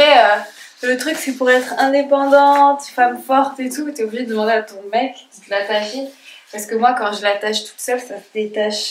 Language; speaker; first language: French; native; French